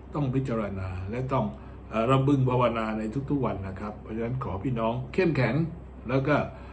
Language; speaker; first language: Thai; native; Thai